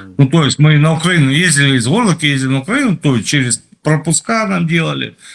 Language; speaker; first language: Russian; native; Russian